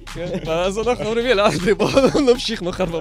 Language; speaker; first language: Hebrew; native; Hebrew